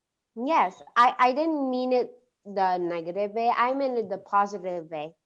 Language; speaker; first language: English; non-native, local second language; Urdu